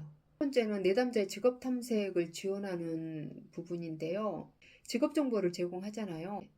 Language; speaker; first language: Korean; native; Korean